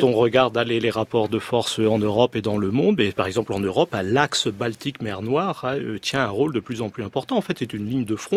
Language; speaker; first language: French; native; French